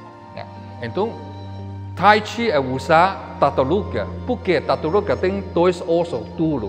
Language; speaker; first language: Portuguese; non-native, learner; Chinese